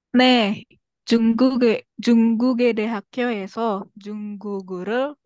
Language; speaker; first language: Korean; non-native, learner; Indonesian